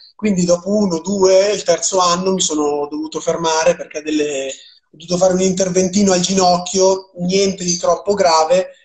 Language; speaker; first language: Italian; native; Italian